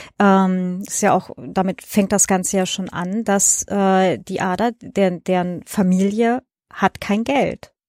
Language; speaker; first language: German; native; German